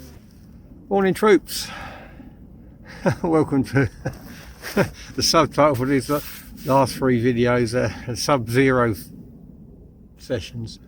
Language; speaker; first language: English; native; English